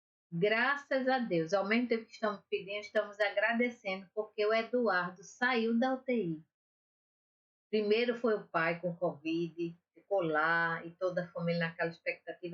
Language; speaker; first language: Portuguese; native; Portuguese